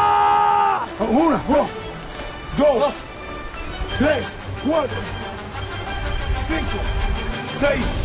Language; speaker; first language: Spanish; native; Spanish